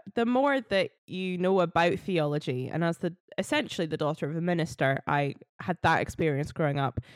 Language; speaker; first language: English; native; English